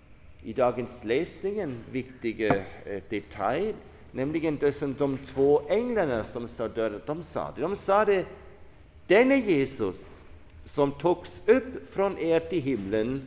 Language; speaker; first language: Swedish; non-native, fluent; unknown